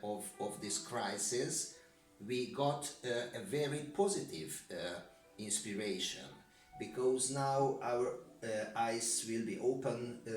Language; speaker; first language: English; non-native, learner; Hungarian